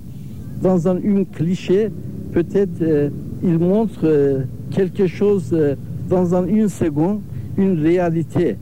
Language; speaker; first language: French; non-native, learner; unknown